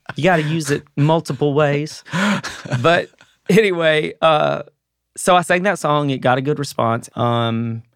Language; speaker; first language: English; native; English